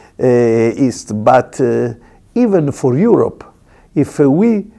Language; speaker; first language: English; non-native, learner; Italian